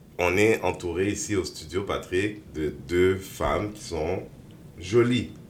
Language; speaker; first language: French; native; French